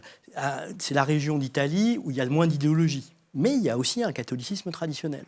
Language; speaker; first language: French; native; French